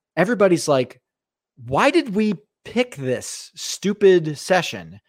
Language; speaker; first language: English; native; English